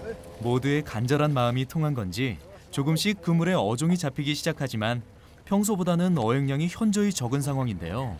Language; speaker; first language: Korean; native; Korean